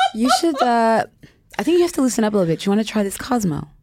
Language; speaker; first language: English; non-native, fluent; French